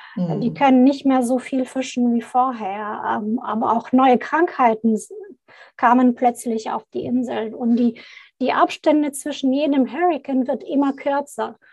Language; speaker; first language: German; non-native, fluent; Arabic